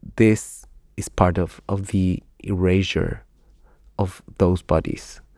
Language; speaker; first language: English; non-native, fluent; Spanish